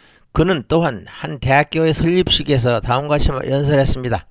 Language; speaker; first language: Korean; native; Korean